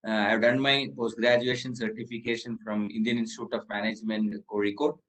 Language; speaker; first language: English; non-native, local second language; Malayalam